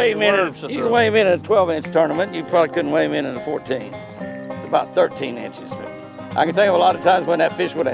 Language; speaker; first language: English; native; English